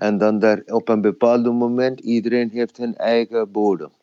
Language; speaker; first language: Dutch; non-native, fluent; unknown